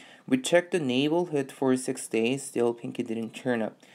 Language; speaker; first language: English; non-native, fluent; Korean